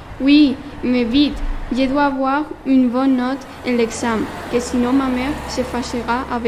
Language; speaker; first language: French; non-native, learner; Spanish